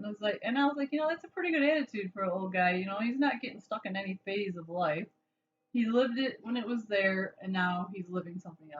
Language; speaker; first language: English; native; English